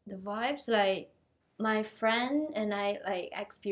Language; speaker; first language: English; non-native, local second language; Chinese